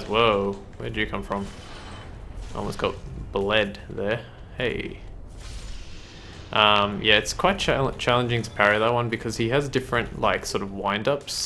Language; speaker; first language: English; native; English